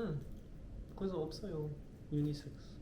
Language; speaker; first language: Korean; non-native, learner; French